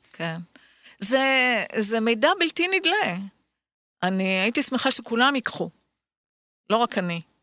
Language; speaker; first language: Hebrew; native; Hebrew